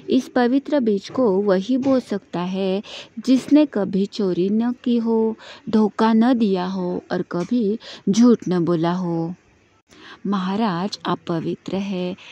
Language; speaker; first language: Hindi; non-native, local second language; Marathi